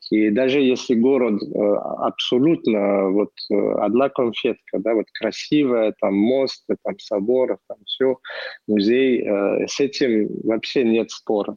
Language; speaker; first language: Russian; non-native, fluent; French